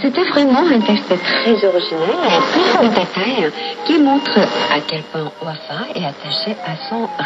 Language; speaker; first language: French; native; French